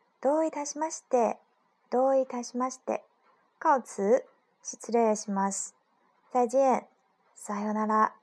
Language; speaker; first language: Japanese; non-native, fluent; Chinese